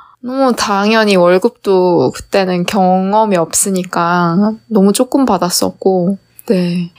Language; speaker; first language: Korean; native; Korean